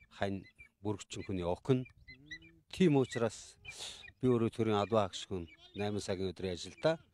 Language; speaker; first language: Mongolian; non-native, local second language; Kazakh